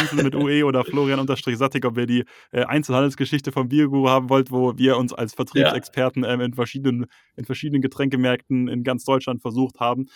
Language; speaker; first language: German; native; German